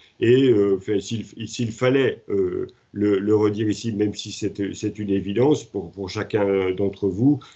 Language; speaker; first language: French; native; French